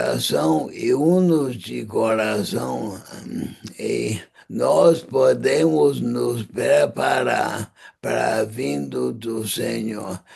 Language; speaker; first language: Portuguese; non-native, fluent; English